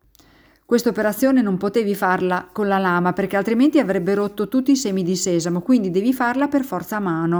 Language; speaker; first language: Italian; native; Italian